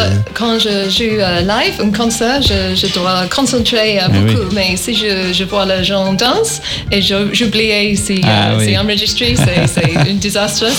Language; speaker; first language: French; non-native, learner; English